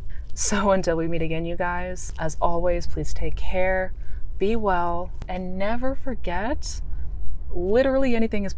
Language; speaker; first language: English; native; English